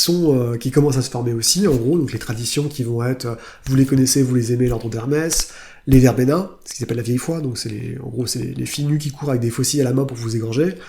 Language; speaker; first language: French; native; French